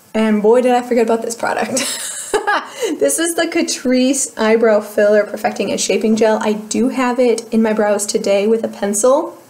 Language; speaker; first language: English; native; English